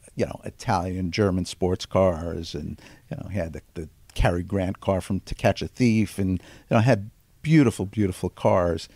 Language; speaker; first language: English; native; English